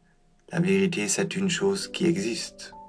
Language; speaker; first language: French; non-native, fluent; German